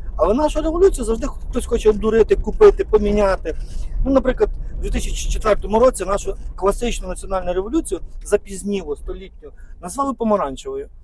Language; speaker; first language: Ukrainian; native; Ukrainian